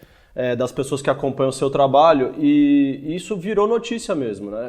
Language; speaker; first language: Portuguese; native; Portuguese